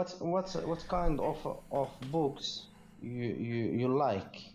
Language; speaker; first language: English; non-native, learner; Arabic